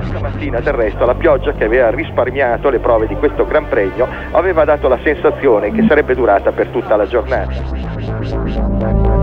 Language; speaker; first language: Italian; native; Italian